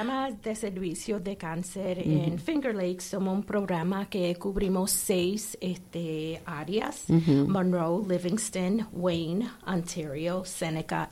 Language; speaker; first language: Spanish; early bilingual, heritage; Spanish